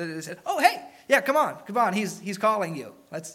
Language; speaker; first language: English; native; English